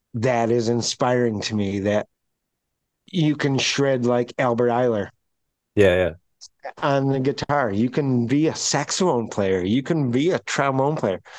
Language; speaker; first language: English; native; English